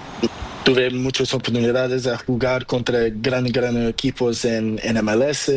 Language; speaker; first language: Spanish; non-native, learner; Portuguese